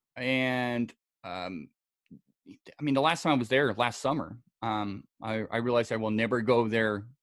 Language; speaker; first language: English; native; English